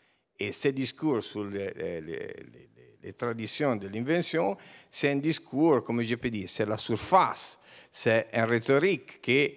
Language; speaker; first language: French; non-native, learner; Italian